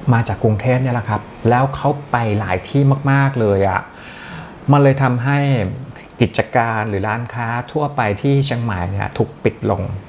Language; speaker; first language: Thai; native; Thai